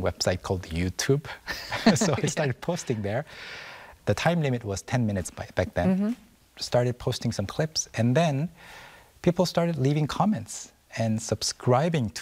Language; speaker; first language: English; non-native, fluent; Korean